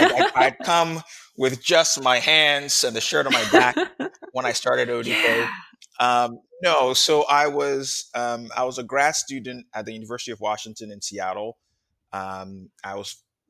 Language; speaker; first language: English; non-native, local second language; Akan